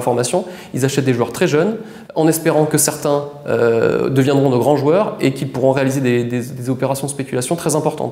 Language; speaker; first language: French; native; French